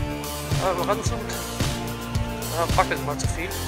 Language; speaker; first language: German; native; German